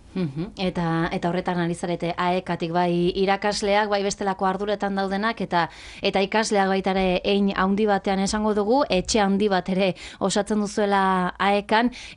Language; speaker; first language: Basque; native; Basque